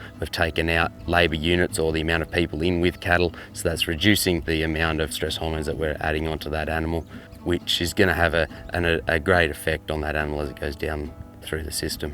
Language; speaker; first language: English; native; English